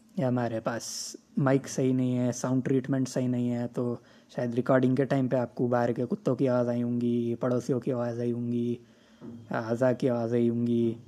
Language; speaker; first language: Urdu; native; Urdu